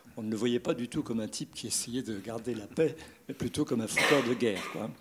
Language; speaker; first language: French; native; French